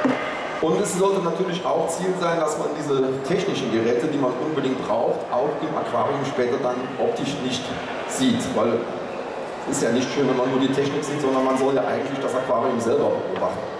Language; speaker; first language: German; native; German